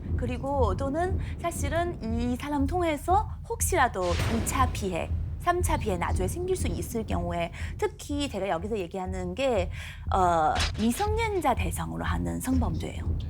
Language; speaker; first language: Korean; non-native, fluent; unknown